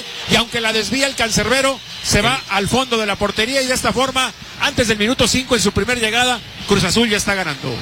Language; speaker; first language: Spanish; native; Spanish